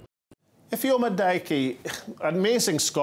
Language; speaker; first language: English; native; English